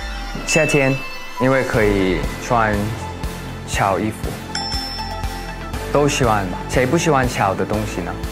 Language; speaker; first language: Chinese; non-native, fluent; Thai